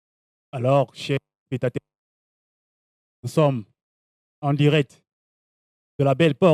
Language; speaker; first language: French; non-native, local second language; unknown